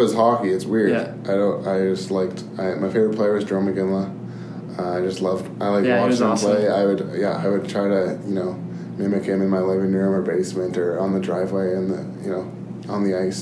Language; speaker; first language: English; native; English